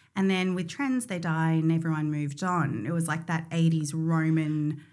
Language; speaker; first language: English; native; English